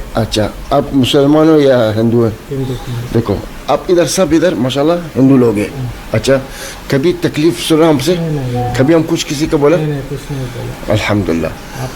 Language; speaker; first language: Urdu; non-native, learner; Arabic